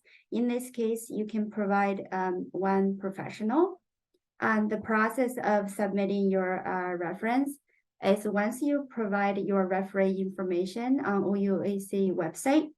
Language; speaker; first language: English; non-native, fluent; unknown